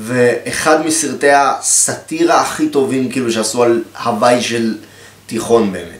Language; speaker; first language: Hebrew; native; Hebrew